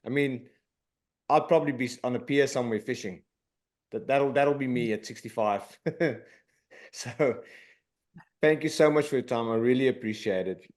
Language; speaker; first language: English; non-native, local second language; Afrikaans